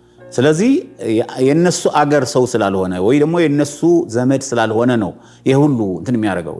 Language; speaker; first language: Amharic; non-native, local second language; Tigrinya